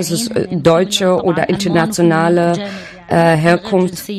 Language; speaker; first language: German; non-native, learner; Arabic